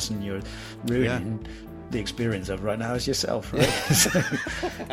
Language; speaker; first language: English; native; English